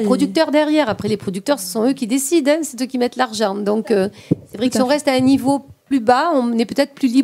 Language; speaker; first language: French; native; French